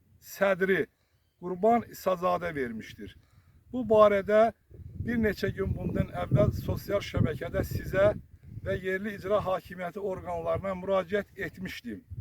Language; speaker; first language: Azerbaijani; native; Azerbaijani